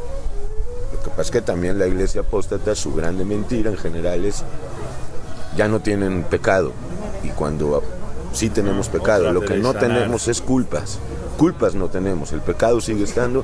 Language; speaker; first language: Spanish; native; Spanish